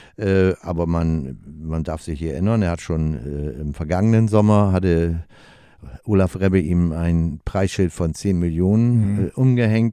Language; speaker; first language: German; native; German